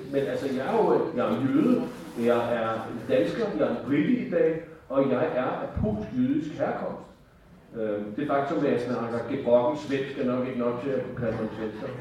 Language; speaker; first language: Danish; native; Danish